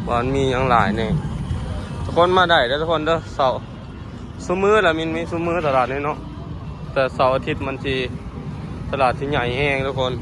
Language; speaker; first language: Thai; non-native, local second language; Northeastern Thai